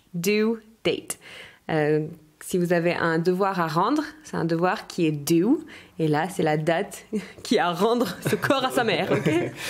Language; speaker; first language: French; non-native, fluent; English